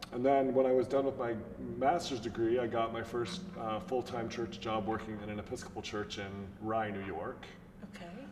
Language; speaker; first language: English; native; English